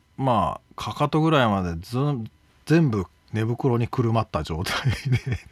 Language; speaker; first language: Japanese; native; Japanese